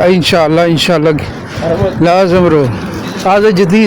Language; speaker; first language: Arabic; non-native, learner; Urdu